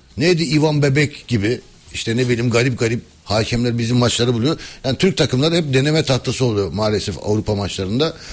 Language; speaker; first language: Turkish; early bilingual, heritage; Turkish